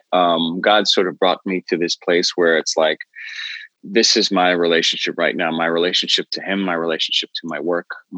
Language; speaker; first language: English; native; English